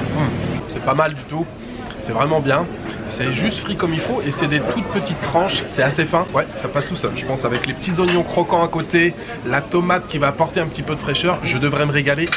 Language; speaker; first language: French; native; French